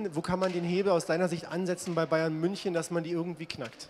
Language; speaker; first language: German; native; German